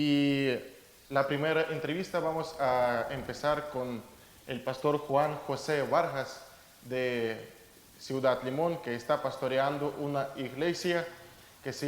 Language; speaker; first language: Spanish; non-native, fluent; Russian